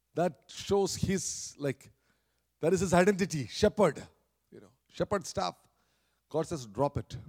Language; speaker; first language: English; non-native, local second language; Malayalam